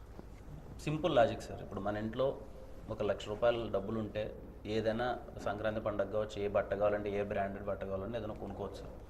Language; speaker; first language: Telugu; native; Telugu